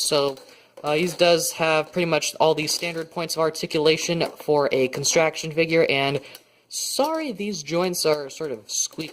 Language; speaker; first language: English; native; English